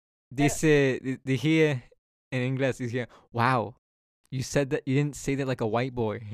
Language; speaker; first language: English; native; English